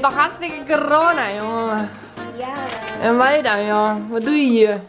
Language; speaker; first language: Dutch; native; Dutch